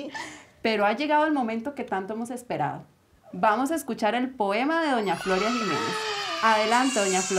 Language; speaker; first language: Spanish; native; Spanish